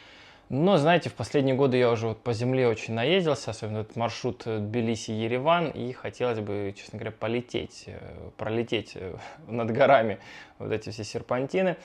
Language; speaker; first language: Russian; native; Russian